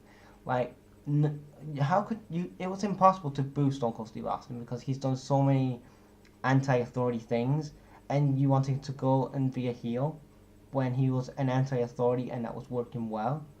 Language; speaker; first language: English; native; English